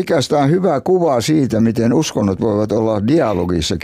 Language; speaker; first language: Finnish; native; Finnish